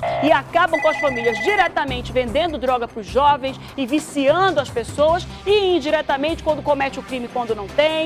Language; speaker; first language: Portuguese; native; Portuguese